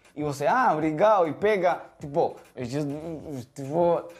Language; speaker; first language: Portuguese; non-native, learner; Spanish